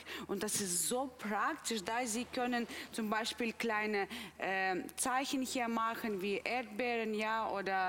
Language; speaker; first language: German; non-native, fluent; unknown